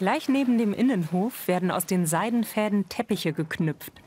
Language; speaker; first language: German; native; German